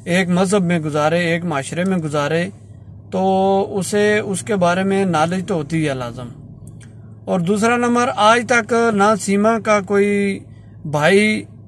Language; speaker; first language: Urdu; non-native, local second language; Punjabi